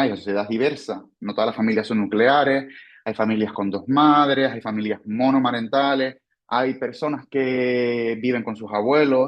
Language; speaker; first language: Spanish; native; Spanish